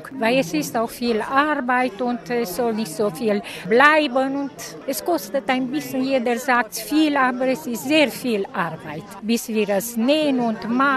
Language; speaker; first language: German; non-native, local second language; Romanian